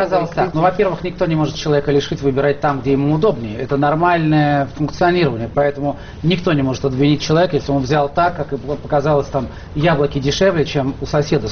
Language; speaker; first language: Russian; native; Russian